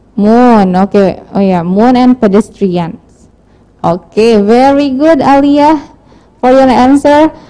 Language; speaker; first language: English; non-native, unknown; Indonesian